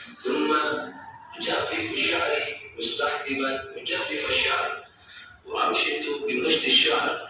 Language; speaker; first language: Arabic; non-native, learner; Indonesian